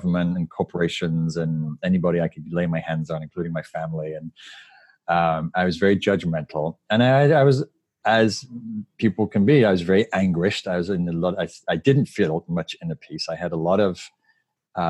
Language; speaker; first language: English; native; English